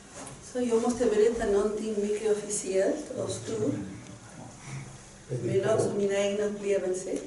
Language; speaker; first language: Swedish; non-native, fluent; Spanish